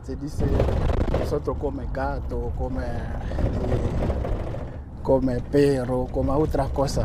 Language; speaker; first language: Spanish; non-native, learner; Haitian Creole